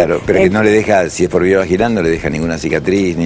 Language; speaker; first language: Spanish; native; Spanish